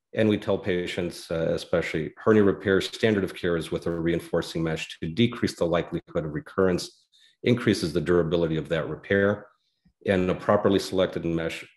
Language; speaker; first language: English; native; English